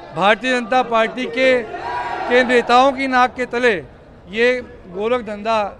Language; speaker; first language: Hindi; native; Hindi